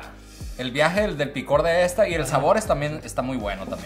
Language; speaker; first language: Spanish; native; Spanish